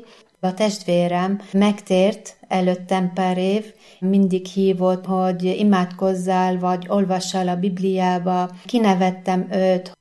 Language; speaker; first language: Hungarian; non-native, fluent; Arabic